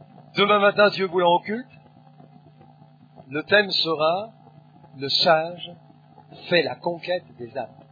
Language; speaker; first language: French; native; French